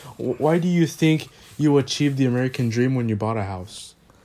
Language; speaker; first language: English; early bilingual, other home language; Spanish